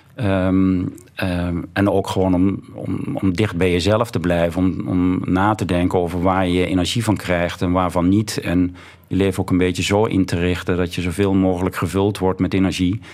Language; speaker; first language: Dutch; native; Dutch